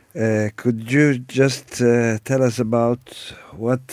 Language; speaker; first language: English; non-native, fluent; Turkish